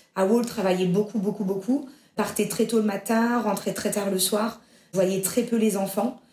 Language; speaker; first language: French; native; French